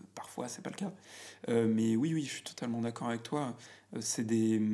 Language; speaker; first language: French; native; French